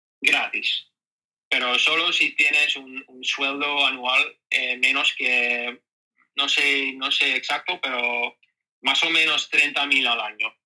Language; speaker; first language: Spanish; non-native, learner; Dutch